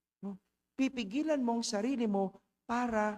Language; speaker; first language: Filipino; native; Filipino